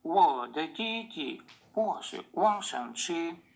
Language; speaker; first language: Chinese; non-native, learner; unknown